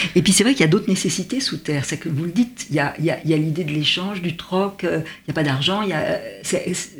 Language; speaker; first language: French; native; French